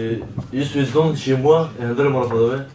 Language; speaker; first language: French; non-native, learner; Kurdish